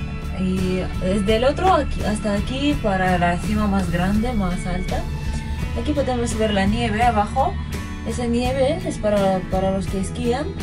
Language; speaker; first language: Spanish; non-native, fluent; Russian